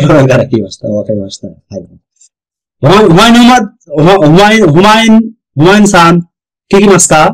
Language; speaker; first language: Japanese; non-native, fluent; Bangla